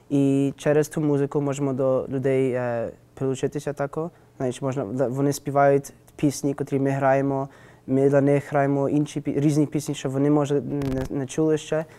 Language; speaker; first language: Ukrainian; early bilingual, heritage; English